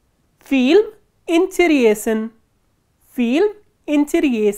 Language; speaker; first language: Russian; non-native, fluent; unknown